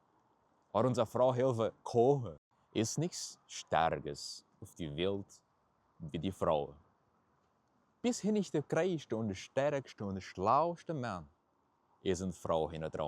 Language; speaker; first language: German; early bilingual, heritage; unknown